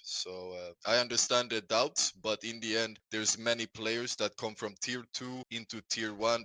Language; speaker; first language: English; non-native, fluent; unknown